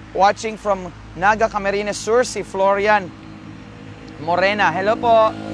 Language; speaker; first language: Filipino; non-native, local second language; Pampanga